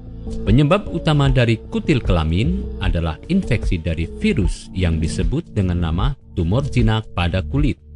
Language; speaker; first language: Indonesian; native; Indonesian